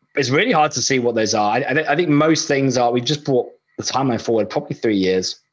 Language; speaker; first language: English; native; English